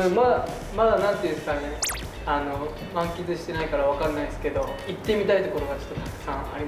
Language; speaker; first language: Japanese; native; Japanese